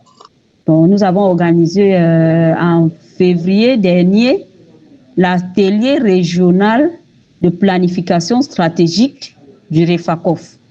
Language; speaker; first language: French; native; French